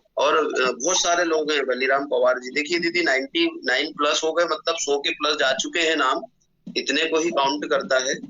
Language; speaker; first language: Hindi; native; Hindi